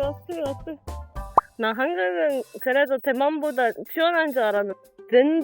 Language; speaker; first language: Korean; non-native, fluent; Japanese